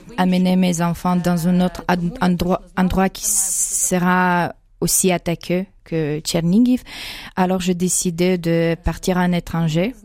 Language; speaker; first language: French; non-native, fluent; Ukrainian